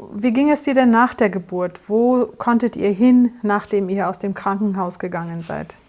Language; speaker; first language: German; native; German